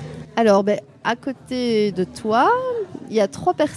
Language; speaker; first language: French; native; French